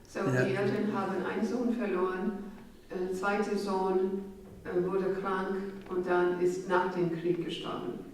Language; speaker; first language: German; non-native, fluent; English